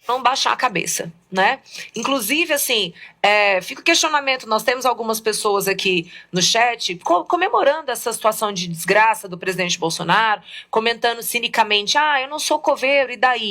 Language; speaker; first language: Portuguese; native; Portuguese